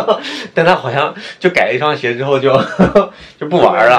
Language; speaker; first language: Chinese; native; Chinese